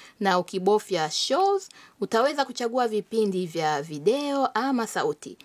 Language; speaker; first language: Swahili; native; Swahili